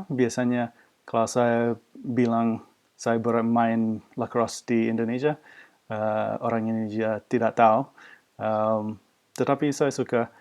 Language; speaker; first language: Indonesian; non-native, fluent; English